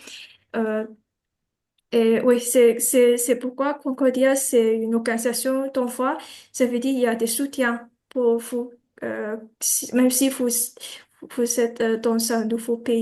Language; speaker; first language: French; non-native, learner; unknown